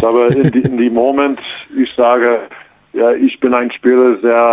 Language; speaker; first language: German; non-native, learner; English